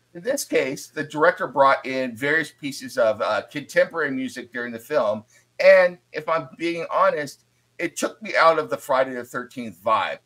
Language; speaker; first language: English; native; English